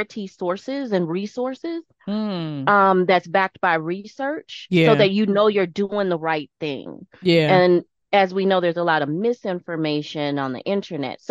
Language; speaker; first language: English; native; English